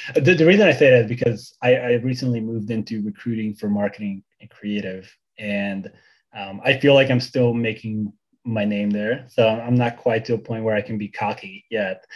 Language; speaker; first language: English; early bilingual, other home language; Bulgarian